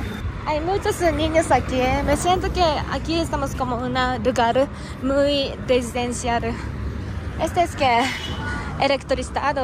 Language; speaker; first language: Spanish; non-native, fluent; Japanese